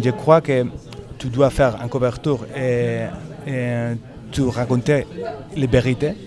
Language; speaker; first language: French; non-native, learner; Spanish